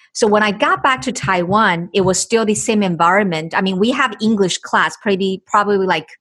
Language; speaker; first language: English; non-native, fluent; Chinese